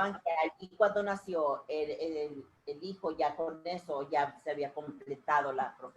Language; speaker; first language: Spanish; native; Spanish